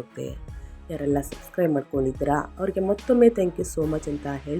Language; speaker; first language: Kannada; native; Kannada